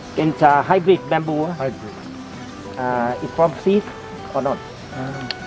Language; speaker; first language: English; non-native, learner; Thai